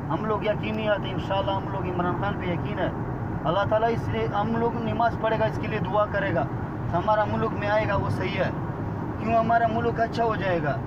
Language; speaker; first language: Hindi; non-native, local second language; Pashto